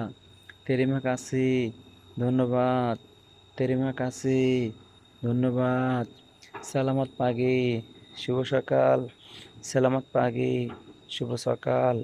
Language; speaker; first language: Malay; non-native, learner; Bangla